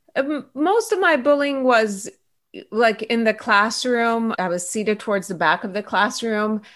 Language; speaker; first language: English; early bilingual, other home language; Persian